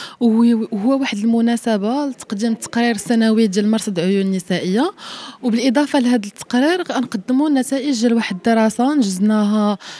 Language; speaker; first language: Arabic; native; Arabic